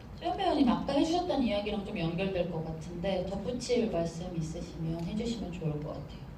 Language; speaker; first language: Korean; native; Korean